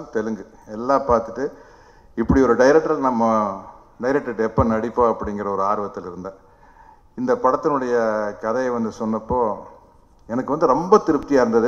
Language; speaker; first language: Tamil; native; Tamil